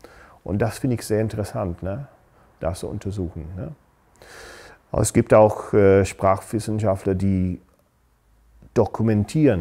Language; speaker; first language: German; non-native, fluent; English